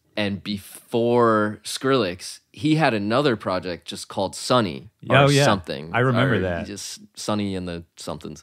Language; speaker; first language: English; native; English